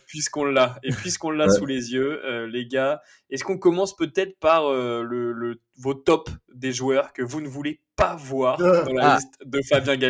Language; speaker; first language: French; native; French